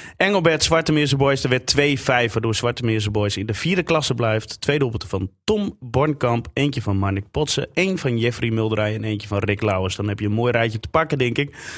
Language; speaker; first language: Dutch; native; Dutch